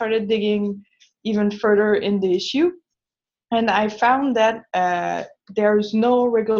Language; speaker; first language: English; non-native, fluent; French